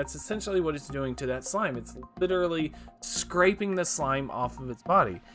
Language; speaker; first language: English; native; English